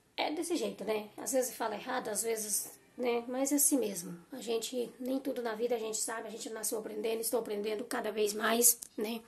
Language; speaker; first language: Portuguese; native; Portuguese